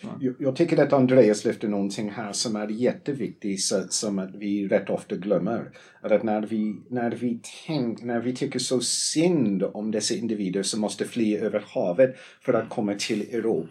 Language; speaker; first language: Swedish; non-native, fluent; English